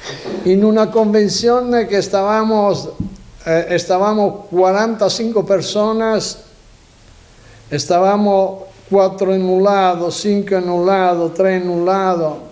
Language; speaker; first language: Spanish; non-native, learner; Italian